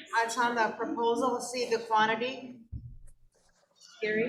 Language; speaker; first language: English; native; English